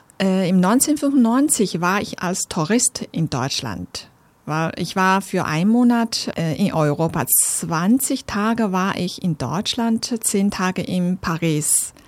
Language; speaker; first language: German; non-native, fluent; Chinese